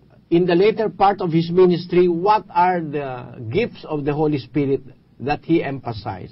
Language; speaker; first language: English; non-native, local second language; Pampanga